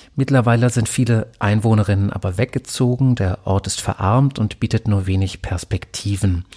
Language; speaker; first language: German; native; German